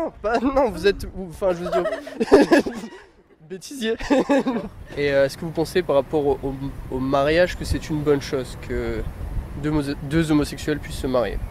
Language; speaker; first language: French; native; French